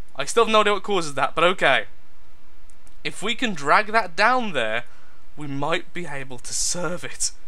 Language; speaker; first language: English; native; English